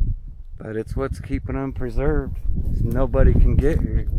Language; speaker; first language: English; native; English